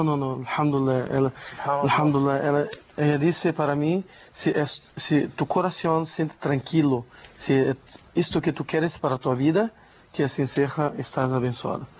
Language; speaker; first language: Spanish; non-native, learner; Portuguese